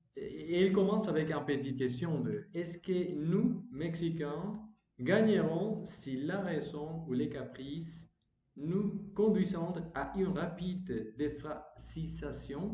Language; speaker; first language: French; non-native, learner; Spanish